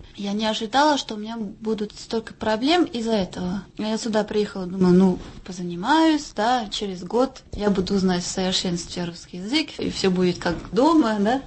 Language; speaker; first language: Russian; non-native, fluent; French